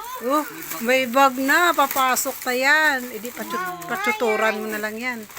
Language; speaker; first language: Filipino; native; Filipino